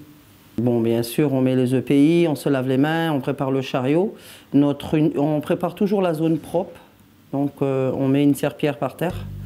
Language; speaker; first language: French; native; French